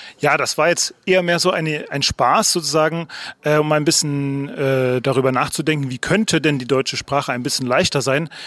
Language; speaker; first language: German; native; German